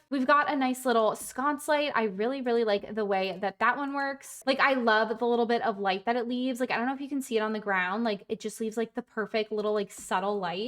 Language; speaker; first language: English; native; English